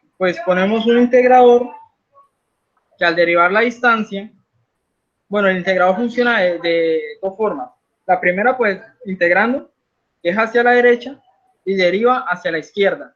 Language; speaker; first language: Spanish; native; Spanish